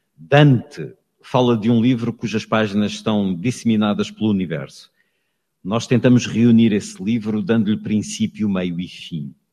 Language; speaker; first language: Portuguese; native; Portuguese